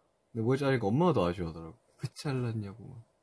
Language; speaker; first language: Korean; native; Korean